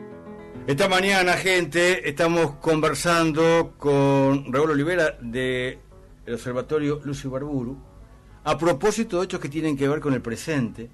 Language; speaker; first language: Spanish; native; Spanish